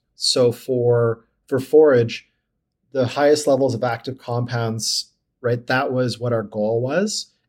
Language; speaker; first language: English; native; English